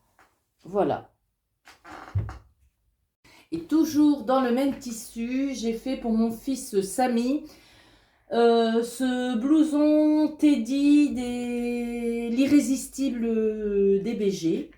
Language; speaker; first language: French; native; French